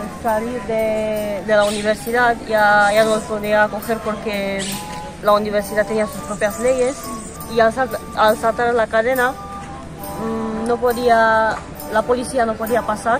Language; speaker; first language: Spanish; non-native, fluent; Romanian